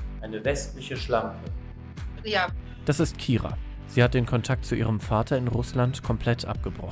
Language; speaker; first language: German; native; German